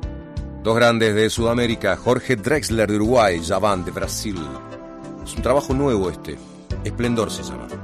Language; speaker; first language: Spanish; native; Spanish